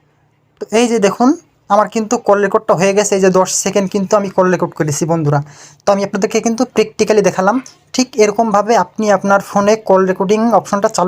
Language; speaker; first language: Bangla; native; Bangla